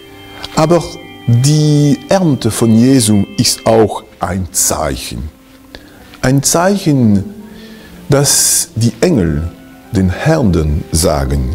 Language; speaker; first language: German; non-native, local second language; French